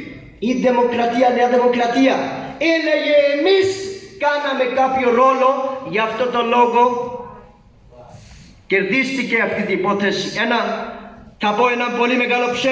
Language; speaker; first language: Greek; non-native, learner; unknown